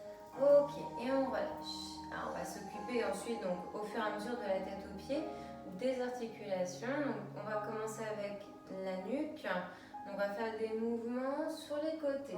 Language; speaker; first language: French; native; French